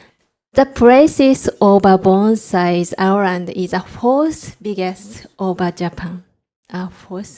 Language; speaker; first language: English; non-native, learner; Japanese